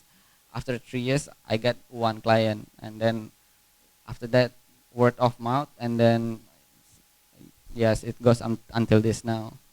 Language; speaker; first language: English; non-native, fluent; Indonesian